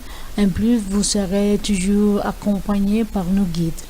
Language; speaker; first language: French; non-native, learner; Spanish